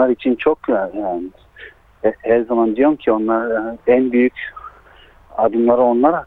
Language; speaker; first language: Turkish; early bilingual, heritage; Turkish